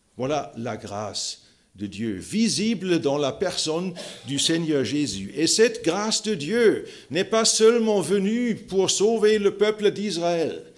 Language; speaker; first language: French; non-native, fluent; German